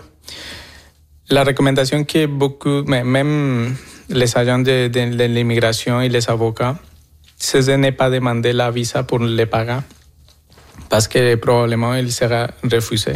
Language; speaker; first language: French; non-native, fluent; Spanish